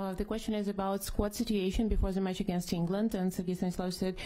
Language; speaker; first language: English; non-native, fluent; Ukrainian